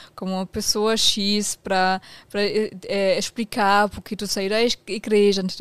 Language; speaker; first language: Portuguese; non-native, fluent; German